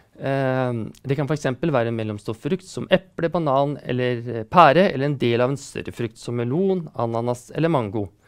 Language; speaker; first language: Norwegian; native; Norwegian